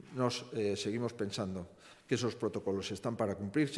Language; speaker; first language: Spanish; non-native, local second language; Galician